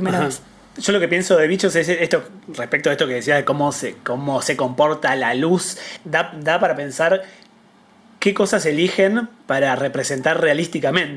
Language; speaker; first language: Spanish; native; Spanish